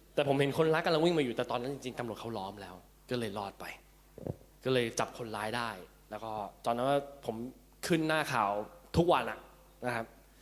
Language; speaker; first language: Thai; early bilingual, heritage; Thai